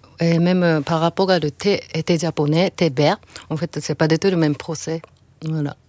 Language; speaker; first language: French; non-native, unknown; Japanese